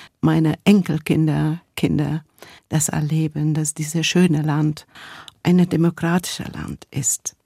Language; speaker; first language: German; non-native, fluent; Persian